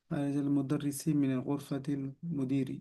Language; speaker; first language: Arabic; non-native, learner; Urdu